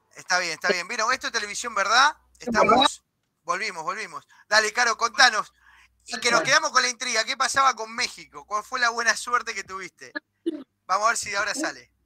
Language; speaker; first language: Spanish; native; Spanish